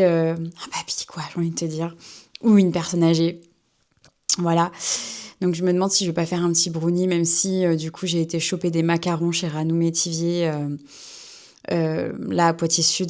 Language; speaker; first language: French; native; French